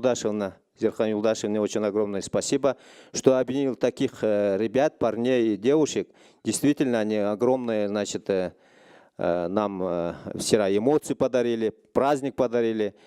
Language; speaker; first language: Russian; non-native, local second language; Kyrgyz